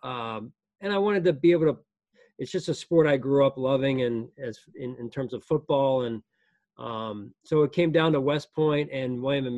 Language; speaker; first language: English; native; English